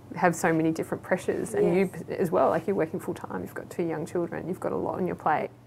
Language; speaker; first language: English; native; English